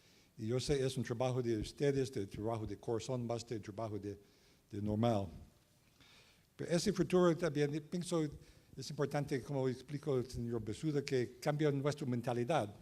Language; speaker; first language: Spanish; non-native, learner; English